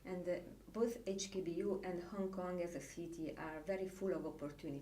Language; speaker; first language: English; non-native, fluent; Italian